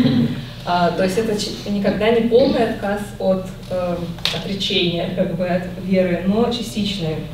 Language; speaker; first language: Russian; native; Russian